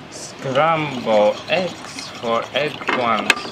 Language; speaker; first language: English; non-native, learner; Russian